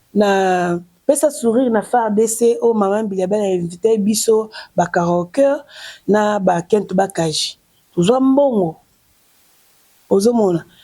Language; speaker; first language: Lingala; native; Lingala